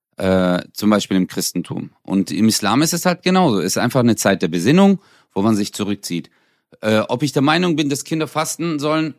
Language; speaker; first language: German; early bilingual, other home language; Turkish